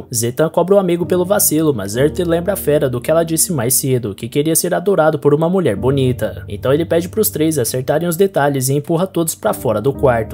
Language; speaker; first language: Portuguese; native; Portuguese